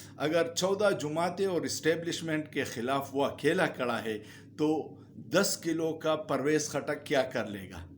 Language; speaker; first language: Urdu; non-native, local second language; Pashto